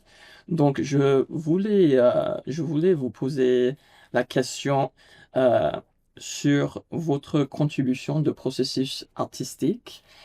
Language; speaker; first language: French; non-native, fluent; English